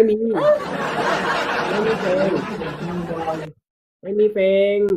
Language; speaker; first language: Thai; non-native, learner; Korean